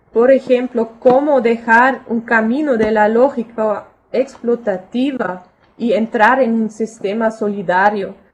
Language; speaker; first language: Spanish; non-native, fluent; German